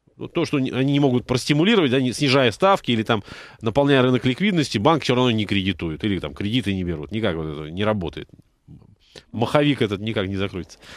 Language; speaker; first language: Russian; native; Russian